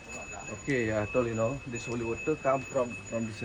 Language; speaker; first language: English; non-native, learner; Balinese